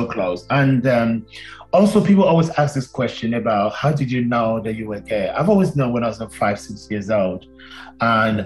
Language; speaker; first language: English; non-native, local second language; Yoruba